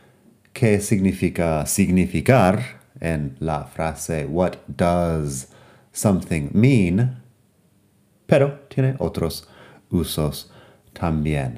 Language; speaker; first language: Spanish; non-native, fluent; English